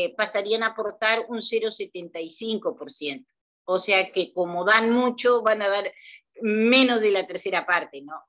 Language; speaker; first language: Spanish; native; Spanish